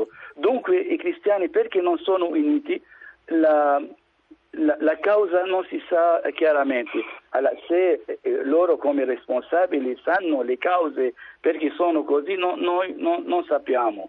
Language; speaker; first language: Italian; non-native, fluent; Arabic